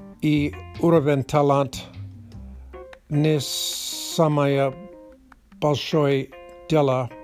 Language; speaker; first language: Russian; non-native, learner; English